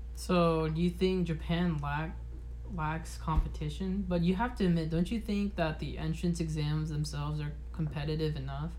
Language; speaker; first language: English; early bilingual, other home language; Japanese